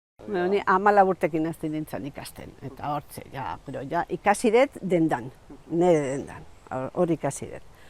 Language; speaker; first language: Basque; non-native, local second language; Spanish